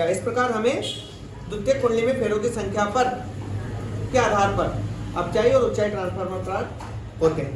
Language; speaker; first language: Hindi; native; Hindi